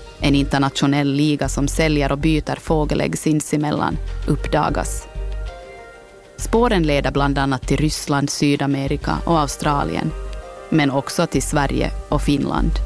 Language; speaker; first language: Swedish; native; Swedish